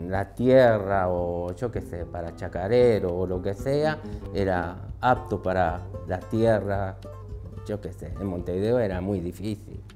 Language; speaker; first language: Spanish; early bilingual, other home language; Japanese